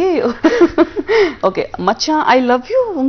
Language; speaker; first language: Tamil; non-native, local second language; Gujarati